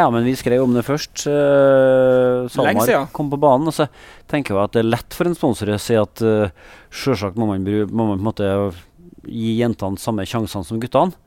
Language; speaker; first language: Norwegian; native; Norwegian